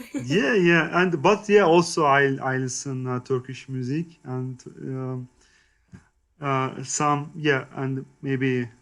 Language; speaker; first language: English; non-native, learner; Turkish